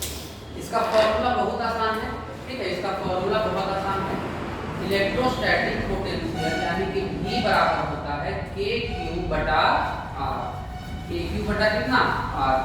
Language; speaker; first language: Hindi; native; Hindi